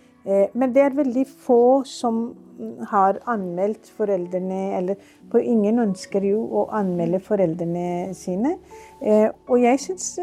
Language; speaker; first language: Norwegian; non-native, fluent; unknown